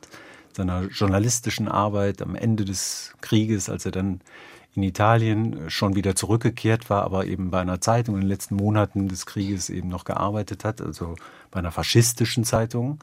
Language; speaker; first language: German; native; German